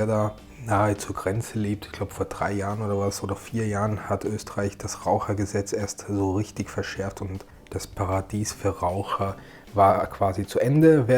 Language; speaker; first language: German; native; German